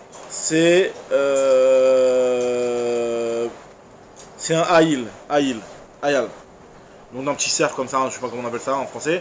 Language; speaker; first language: French; native; French